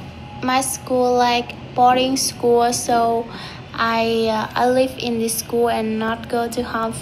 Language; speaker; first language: English; non-native, learner; Vietnamese